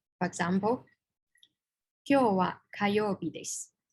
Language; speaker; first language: Japanese; non-native, fluent; Chinese